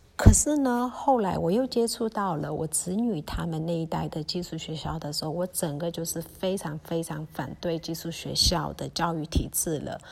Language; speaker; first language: Chinese; early bilingual, heritage; Chinese